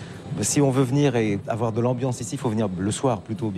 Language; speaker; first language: French; native; French